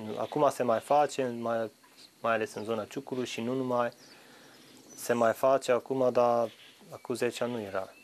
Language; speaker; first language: Romanian; non-native, local second language; Hungarian